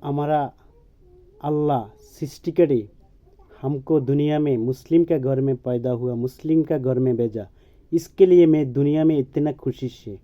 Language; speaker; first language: Hindi; non-native, learner; Bangla